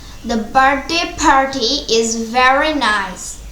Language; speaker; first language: English; non-native, local second language; Bangla